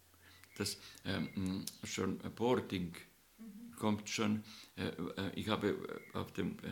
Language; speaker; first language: German; non-native, learner; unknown